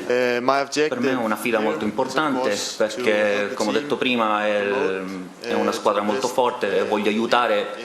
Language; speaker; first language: Italian; non-native, learner; Danish